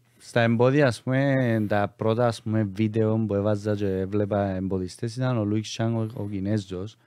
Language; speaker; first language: Greek; native; Greek